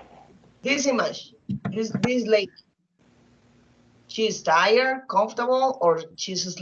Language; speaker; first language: English; non-native, fluent; Spanish